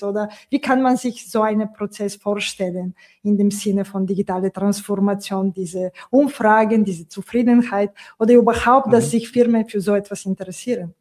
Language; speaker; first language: German; non-native, fluent; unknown